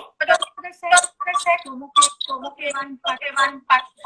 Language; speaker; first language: Spanish; non-native, learner; Portuguese